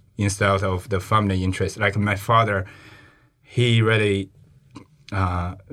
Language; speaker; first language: English; non-native, fluent; Chinese